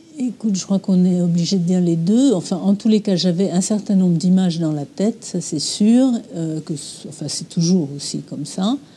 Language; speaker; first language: French; early bilingual, other home language; English